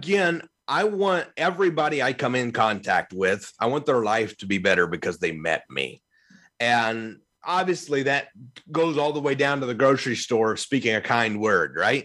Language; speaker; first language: English; native; English